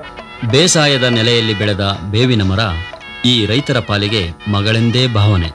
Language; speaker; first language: Kannada; native; Kannada